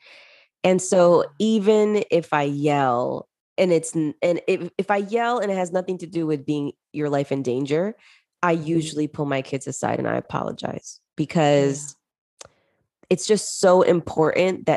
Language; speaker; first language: English; native; English